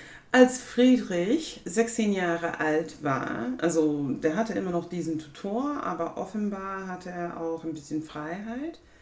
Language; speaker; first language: German; non-native, fluent; English